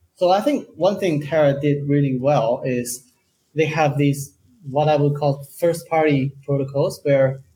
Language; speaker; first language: English; non-native, fluent; Chinese